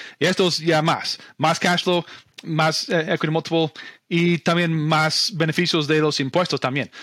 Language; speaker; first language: Spanish; non-native, fluent; English